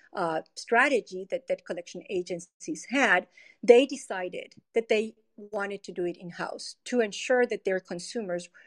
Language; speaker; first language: English; non-native, fluent; Spanish